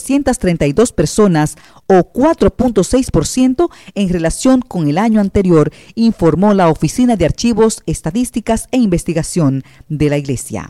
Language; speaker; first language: Spanish; native; Spanish